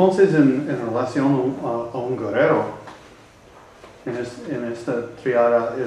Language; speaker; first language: Spanish; non-native, learner; English